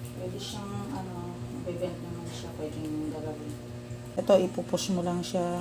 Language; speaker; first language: Filipino; native; Filipino